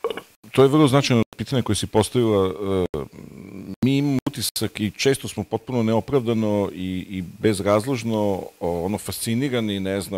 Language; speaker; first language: Bosnian; native; Bosnian